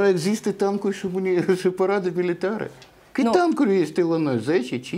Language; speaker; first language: Romanian; non-native, local second language; Russian